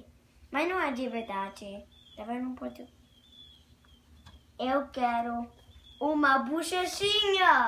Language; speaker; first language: Portuguese; early bilingual, heritage; Portuguese